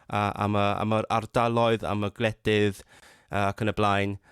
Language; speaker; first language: Welsh; non-native, fluent; Cantonese